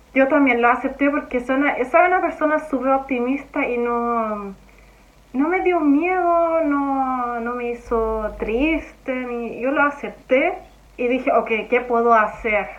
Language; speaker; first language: Spanish; non-native, fluent; German